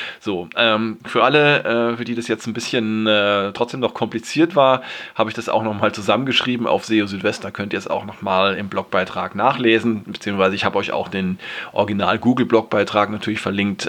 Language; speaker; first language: German; native; German